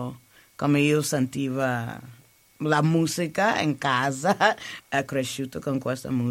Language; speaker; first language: Italian; non-native, learner; English